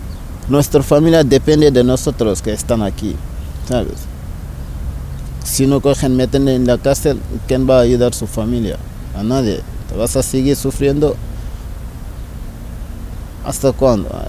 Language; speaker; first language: Spanish; non-native, learner; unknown